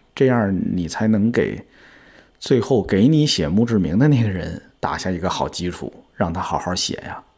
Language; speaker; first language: Chinese; native; Chinese